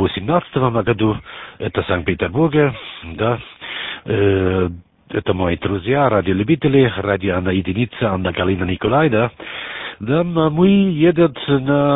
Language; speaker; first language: Russian; non-native, learner; German